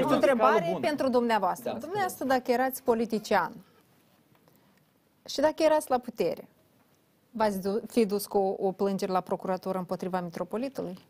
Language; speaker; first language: Romanian; native; Romanian